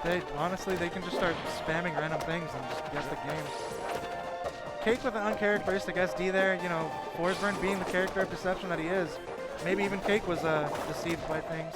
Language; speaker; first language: English; native; English